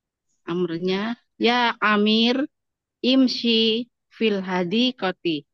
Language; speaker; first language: Arabic; non-native, learner; Indonesian